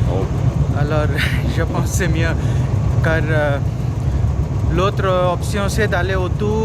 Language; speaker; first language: French; non-native, learner; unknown